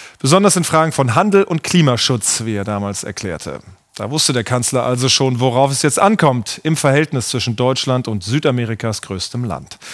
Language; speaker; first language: German; native; German